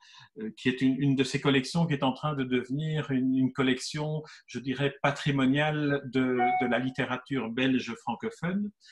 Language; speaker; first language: French; native; French